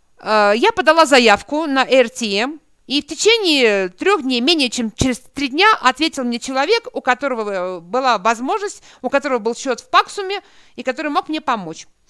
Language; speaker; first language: Russian; native; Russian